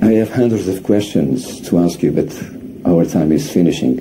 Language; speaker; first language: English; non-native, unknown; Portuguese